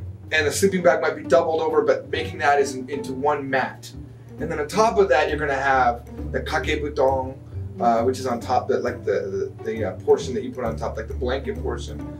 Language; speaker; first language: English; native; English